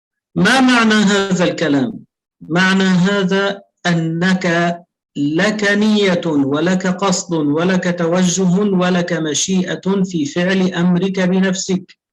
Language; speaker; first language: Arabic; native; Arabic